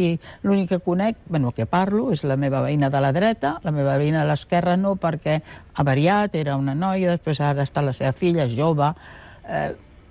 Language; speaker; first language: Catalan; native; Catalan